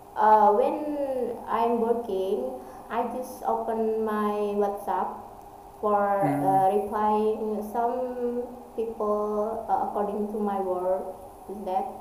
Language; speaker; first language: English; non-native, learner; Indonesian